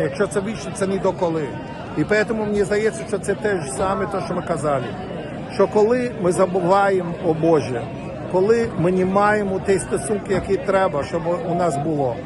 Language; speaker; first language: Ukrainian; non-native, learner; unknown